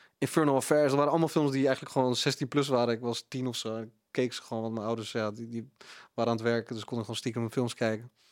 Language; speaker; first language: Dutch; early bilingual, other home language; Punjabi